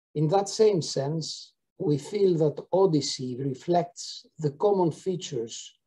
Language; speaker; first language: English; non-native, fluent; Greek